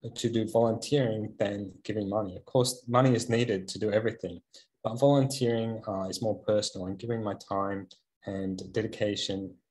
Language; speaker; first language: English; native; English